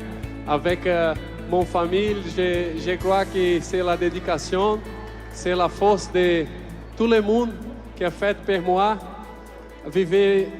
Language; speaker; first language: French; non-native, learner; Portuguese